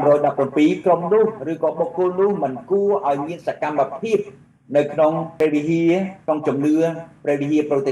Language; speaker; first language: Khmer; native; Khmer